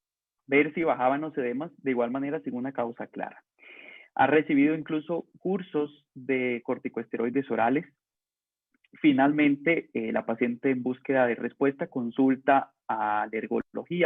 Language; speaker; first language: Spanish; native; Spanish